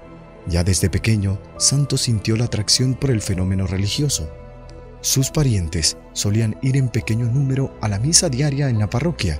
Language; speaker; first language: Spanish; native; Spanish